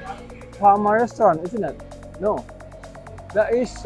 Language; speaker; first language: English; non-native, learner; Indonesian